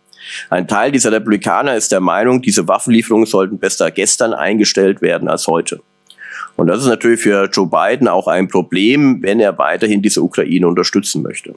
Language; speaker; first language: German; native; German